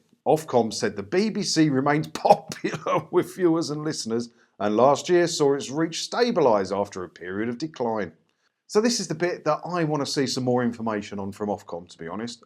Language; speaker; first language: English; native; English